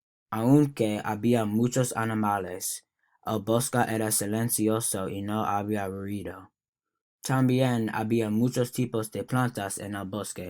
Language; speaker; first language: Spanish; non-native, learner; English